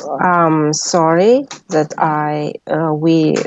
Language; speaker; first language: English; non-native, learner; Russian